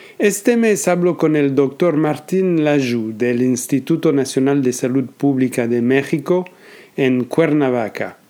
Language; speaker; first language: Spanish; non-native, fluent; French